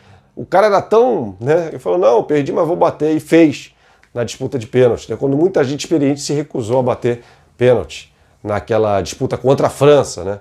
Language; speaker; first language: Portuguese; native; Portuguese